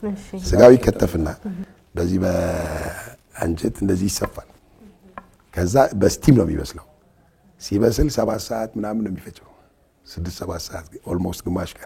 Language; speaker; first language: Amharic; non-native, local second language; Tigrinya